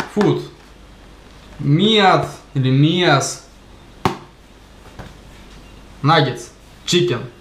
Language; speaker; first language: English; non-native, learner; Russian